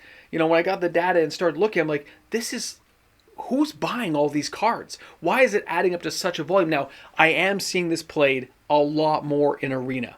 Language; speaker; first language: English; native; English